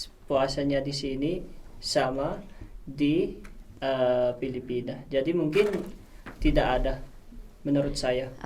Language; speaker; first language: Indonesian; non-native, fluent; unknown